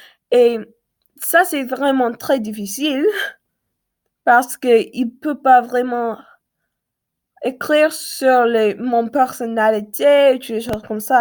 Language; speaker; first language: French; non-native, learner; English